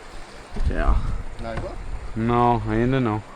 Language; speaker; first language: Portuguese; non-native, learner; English